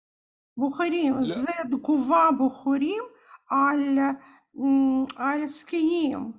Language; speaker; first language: Hebrew; non-native, fluent; Russian